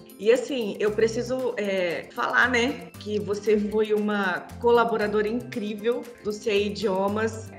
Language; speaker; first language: Portuguese; native; Portuguese